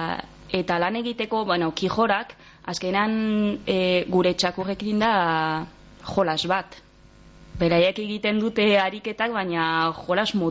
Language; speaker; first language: Basque; non-native, local second language; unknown